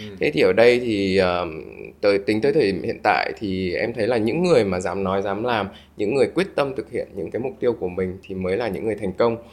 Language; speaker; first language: Vietnamese; native; Vietnamese